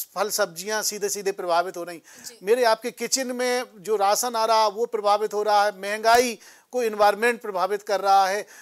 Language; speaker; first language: Hindi; native; Hindi